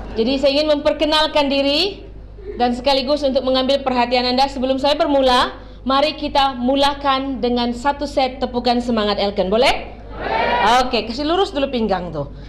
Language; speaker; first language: Malay; native; Malay